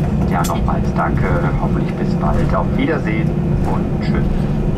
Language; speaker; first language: German; native; German